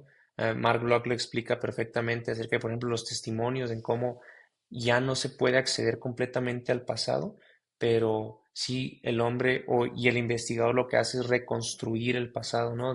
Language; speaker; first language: Spanish; native; Spanish